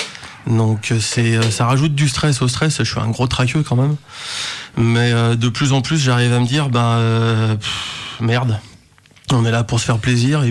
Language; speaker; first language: French; native; French